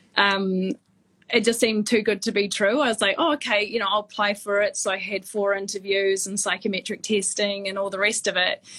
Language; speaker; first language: English; native; English